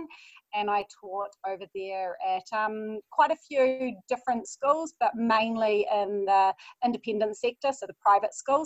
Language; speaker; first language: English; native; English